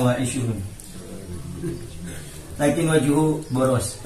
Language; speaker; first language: Arabic; non-native, learner; Indonesian